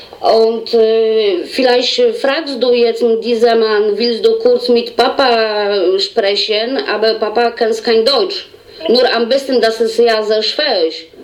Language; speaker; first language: German; non-native, learner; Polish